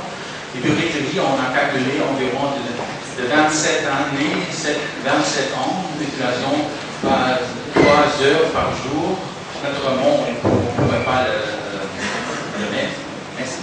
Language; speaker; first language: French; non-native, fluent; German